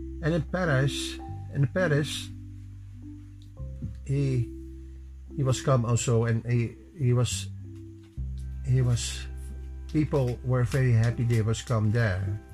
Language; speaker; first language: English; non-native, learner; Dutch